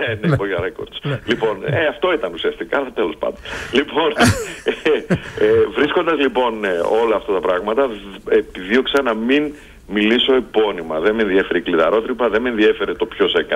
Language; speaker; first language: Greek; native; Greek